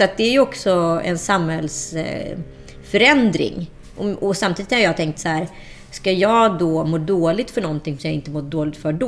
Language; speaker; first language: Swedish; native; Swedish